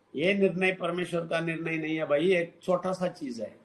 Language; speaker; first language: Hindi; non-native, local second language; Telugu